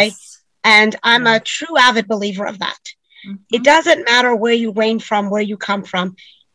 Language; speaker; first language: English; native; English